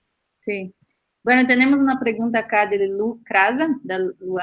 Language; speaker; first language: Spanish; non-native, fluent; Portuguese